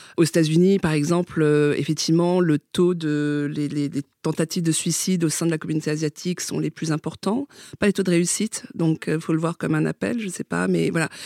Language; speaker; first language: French; early bilingual, other home language; Vietnamese